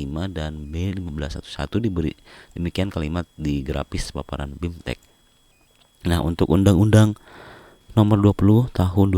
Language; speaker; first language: Indonesian; native; Indonesian